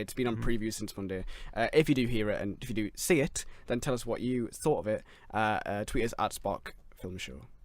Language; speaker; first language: English; native; English